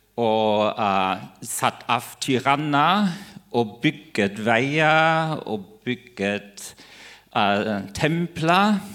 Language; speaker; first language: Norwegian; non-native, fluent; German